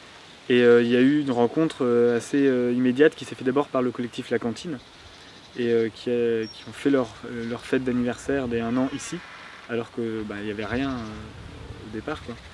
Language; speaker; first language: French; native; French